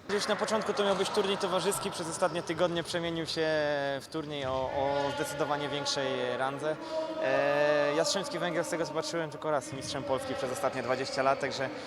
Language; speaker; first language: Polish; native; Polish